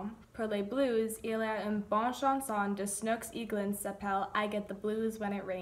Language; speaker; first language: French; non-native, learner; English